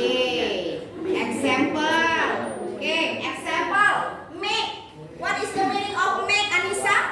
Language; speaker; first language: English; non-native, learner; Indonesian